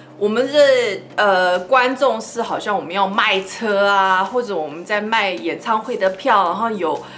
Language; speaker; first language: Chinese; early bilingual, heritage; Chinese